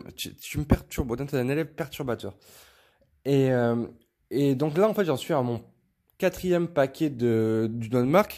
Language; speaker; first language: French; native; French